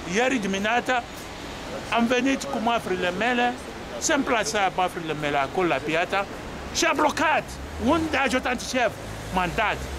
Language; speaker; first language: Romanian; non-native, learner; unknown